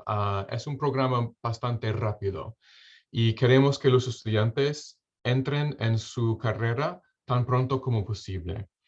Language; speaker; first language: Spanish; non-native, fluent; English